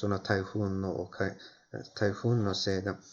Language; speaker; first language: Japanese; non-native, fluent; Turkish